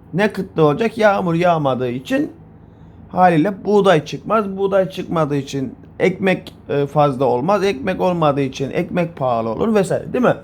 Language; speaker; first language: Turkish; native; Turkish